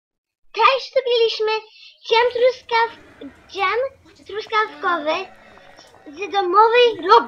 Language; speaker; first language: Polish; early bilingual, heritage; Polish